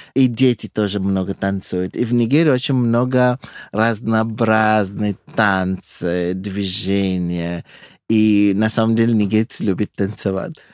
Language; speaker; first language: Russian; non-native, fluent; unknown